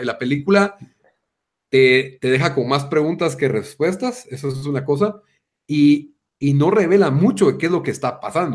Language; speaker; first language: Spanish; native; Spanish